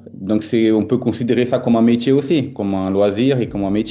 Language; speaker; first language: French; non-native, fluent; Portuguese